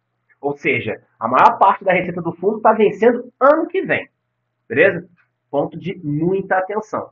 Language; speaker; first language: Portuguese; native; Portuguese